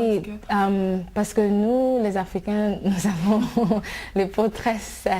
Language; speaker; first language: French; non-native, fluent; English